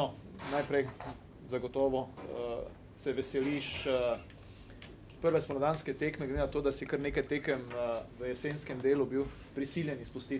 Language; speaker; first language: Slovenian; native; Slovenian